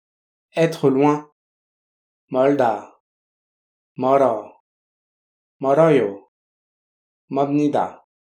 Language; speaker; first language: Korean; non-native, fluent; French